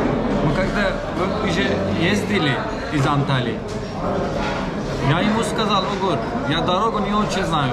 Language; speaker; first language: Russian; non-native, learner; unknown